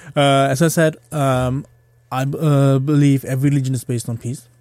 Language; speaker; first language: English; non-native, fluent; German